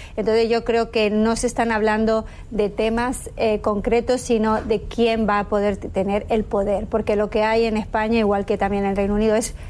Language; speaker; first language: Spanish; native; Spanish